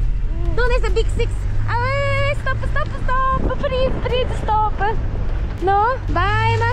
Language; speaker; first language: English; non-native, learner; Japanese